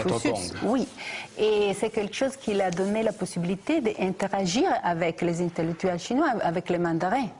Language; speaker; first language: French; non-native, fluent; Italian